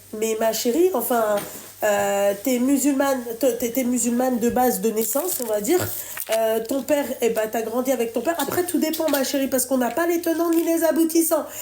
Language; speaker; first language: French; native; French